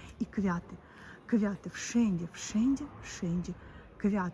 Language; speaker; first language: Polish; non-native, learner; Russian